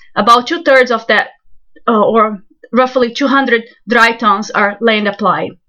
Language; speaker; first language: English; non-native, fluent; Portuguese